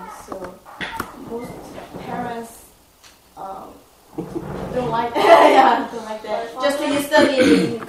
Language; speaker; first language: English; non-native, learner; Korean